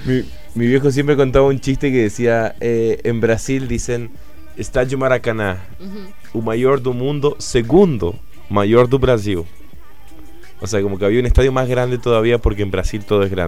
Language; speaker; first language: Spanish; native; Spanish